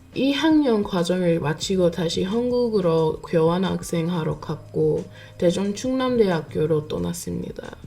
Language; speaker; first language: Korean; non-native, fluent; English